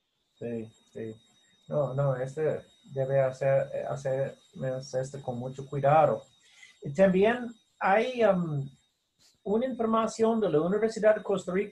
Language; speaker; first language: Spanish; non-native, fluent; English